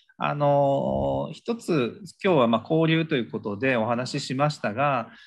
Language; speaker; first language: Japanese; native; Japanese